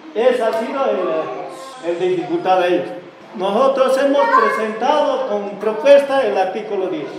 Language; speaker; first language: Spanish; non-native, local second language; Quechua